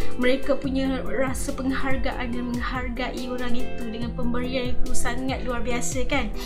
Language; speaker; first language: Malay; native; Malay